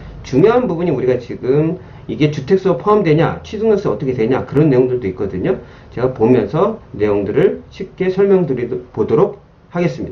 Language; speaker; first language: Korean; native; Korean